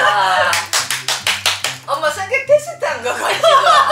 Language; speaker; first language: Korean; native; Korean